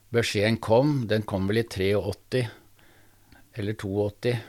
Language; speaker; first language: Norwegian; native; Norwegian